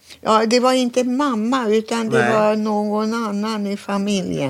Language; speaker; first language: Swedish; non-native, fluent; Hungarian